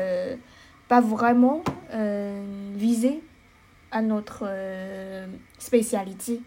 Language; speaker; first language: French; non-native, learner; Chinese